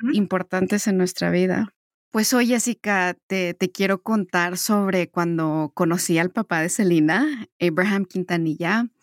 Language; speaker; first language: Spanish; early bilingual, heritage; Spanish